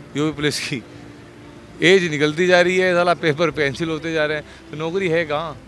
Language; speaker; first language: Hindi; native; Hindi